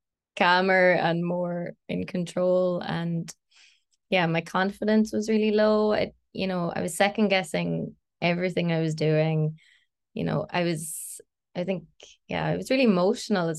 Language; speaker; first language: English; native; English